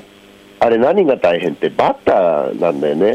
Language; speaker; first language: Japanese; native; Japanese